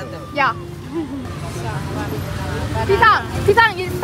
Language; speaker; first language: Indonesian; non-native, learner; Korean